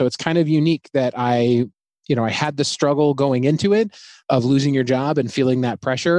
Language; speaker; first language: English; native; English